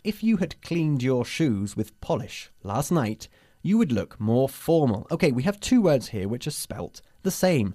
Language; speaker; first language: English; native; English